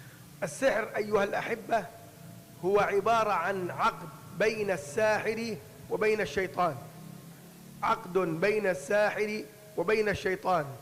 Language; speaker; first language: Arabic; native; Arabic